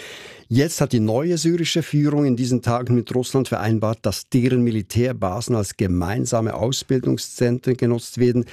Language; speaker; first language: German; native; German